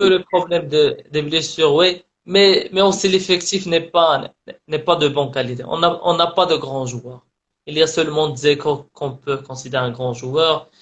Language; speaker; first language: French; non-native, local second language; Arabic